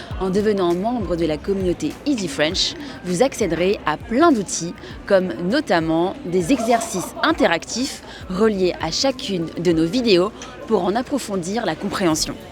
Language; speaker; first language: French; native; French